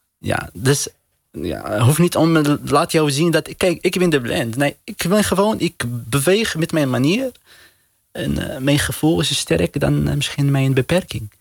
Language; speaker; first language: Dutch; non-native, learner; Arabic